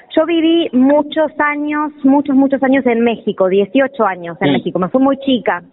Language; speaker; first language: Spanish; native; Spanish